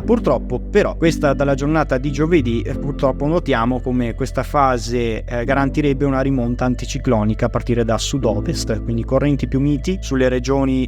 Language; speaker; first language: Italian; native; Italian